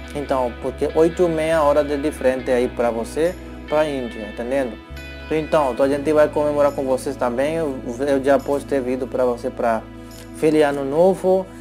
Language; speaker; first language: Portuguese; non-native, learner; Hindi